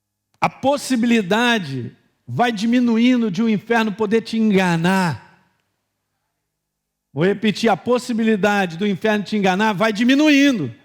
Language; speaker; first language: Portuguese; native; Portuguese